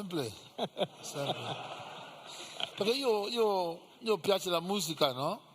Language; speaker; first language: Italian; non-native, learner; English